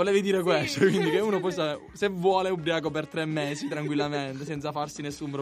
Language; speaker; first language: Italian; native; Italian